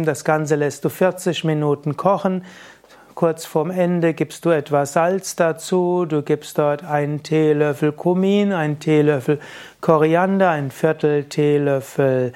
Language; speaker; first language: German; native; German